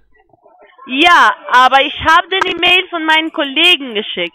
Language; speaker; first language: German; non-native, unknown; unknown